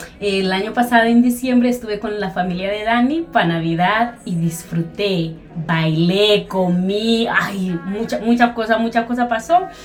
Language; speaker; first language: Spanish; non-native, fluent; Portuguese